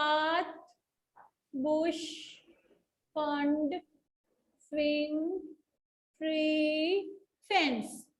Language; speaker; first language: English; non-native, local second language; Sinhala